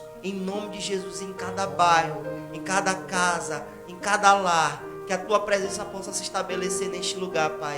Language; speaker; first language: Portuguese; native; Portuguese